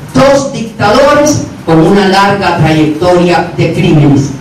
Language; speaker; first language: Spanish; native; Spanish